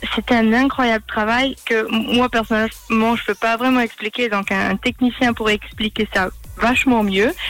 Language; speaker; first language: French; early bilingual, heritage; German